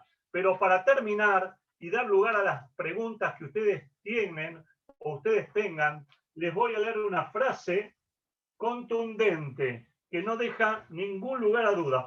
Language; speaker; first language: Spanish; native; Spanish